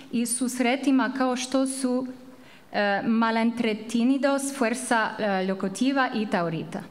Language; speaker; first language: Serbian; non-native, fluent; French